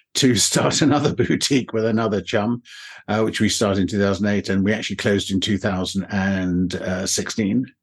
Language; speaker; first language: English; native; English